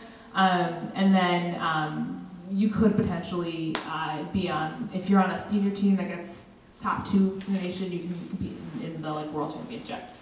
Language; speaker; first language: English; native; English